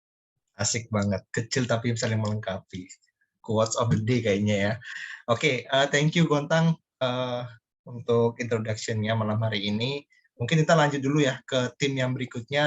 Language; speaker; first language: Indonesian; native; Indonesian